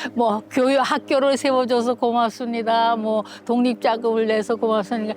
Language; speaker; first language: Korean; native; Korean